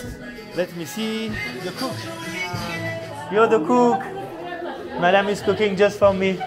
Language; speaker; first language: English; non-native, fluent; French